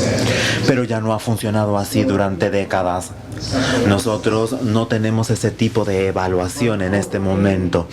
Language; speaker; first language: Spanish; non-native, fluent; Finnish